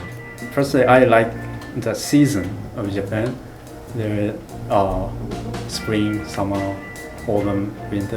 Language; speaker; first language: English; non-native, fluent; Japanese